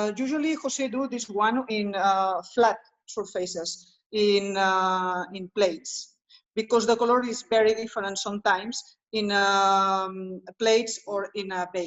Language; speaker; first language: English; non-native, learner; Spanish